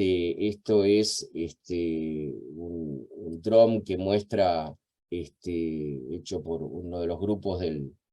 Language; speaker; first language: Spanish; native; Spanish